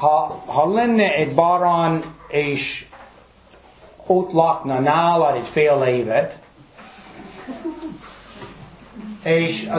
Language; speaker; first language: Hungarian; early bilingual, heritage; English